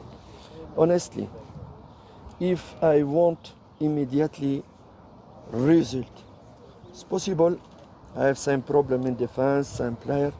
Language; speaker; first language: English; non-native, learner; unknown